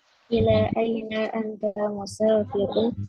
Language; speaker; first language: Arabic; non-native, learner; Indonesian